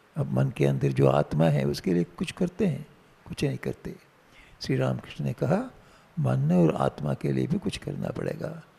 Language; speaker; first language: Hindi; non-native, local second language; Tamil